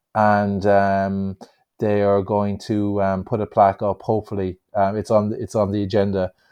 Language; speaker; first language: English; native; English